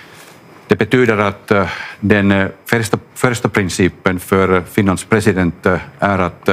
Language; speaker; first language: Swedish; non-native, local second language; Finnish